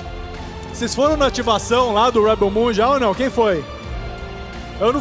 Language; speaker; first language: Portuguese; native; Portuguese